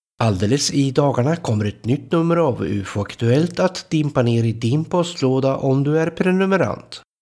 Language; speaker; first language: Swedish; native; Swedish